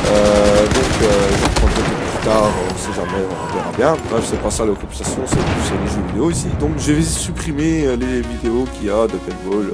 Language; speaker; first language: French; native; French